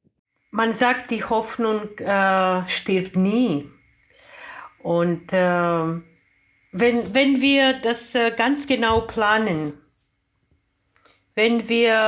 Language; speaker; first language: German; non-native, fluent; Georgian